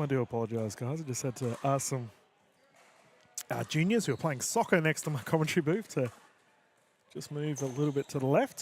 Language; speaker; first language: English; native; English